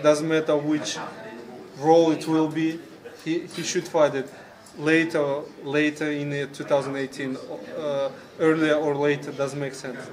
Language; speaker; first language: English; non-native, fluent; Russian